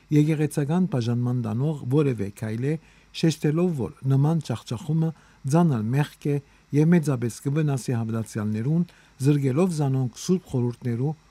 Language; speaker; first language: Armenian; native; Armenian